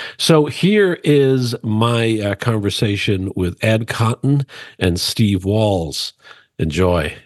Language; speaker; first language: English; native; English